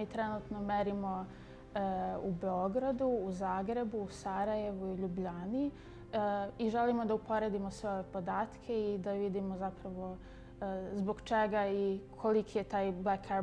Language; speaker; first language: Serbian; native; Serbian